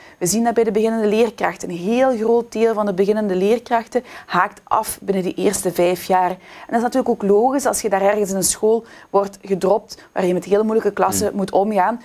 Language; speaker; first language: Dutch; native; Dutch